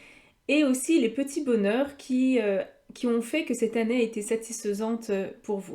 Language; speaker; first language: French; native; French